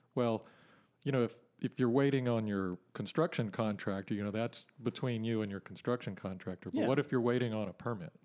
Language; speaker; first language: English; native; English